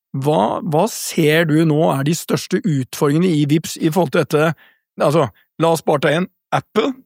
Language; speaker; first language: Norwegian; native; Norwegian